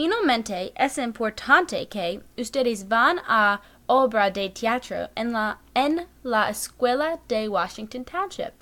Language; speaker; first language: Spanish; non-native, learner; English